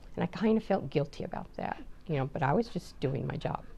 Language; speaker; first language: English; native; English